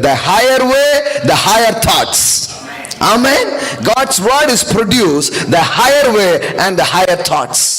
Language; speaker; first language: English; non-native, local second language; Tamil